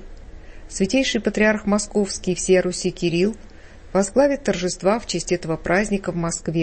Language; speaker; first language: Russian; native; Russian